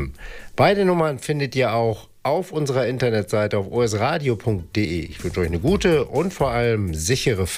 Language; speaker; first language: German; native; German